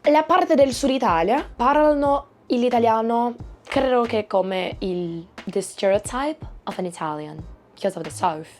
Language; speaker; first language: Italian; non-native, learner; Portuguese